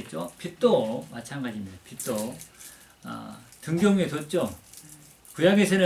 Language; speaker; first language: Korean; native; Korean